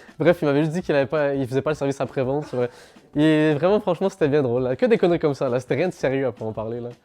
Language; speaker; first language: French; early bilingual, other home language; Arabic